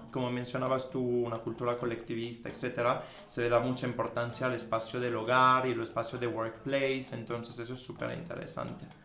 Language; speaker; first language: Spanish; non-native, fluent; Italian